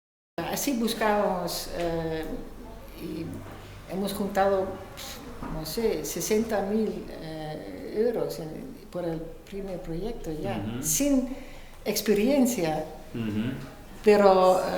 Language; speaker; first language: Spanish; non-native, fluent; Dutch